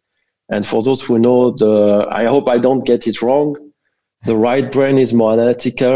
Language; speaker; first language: English; non-native, fluent; French